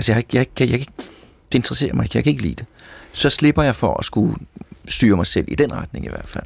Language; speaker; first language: Danish; native; Danish